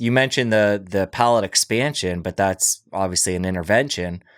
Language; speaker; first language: English; native; English